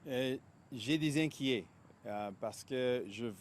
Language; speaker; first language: French; non-native, local second language; English